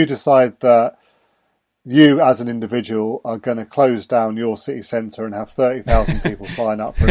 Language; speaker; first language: English; native; English